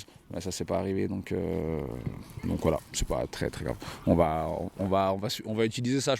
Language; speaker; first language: French; native; French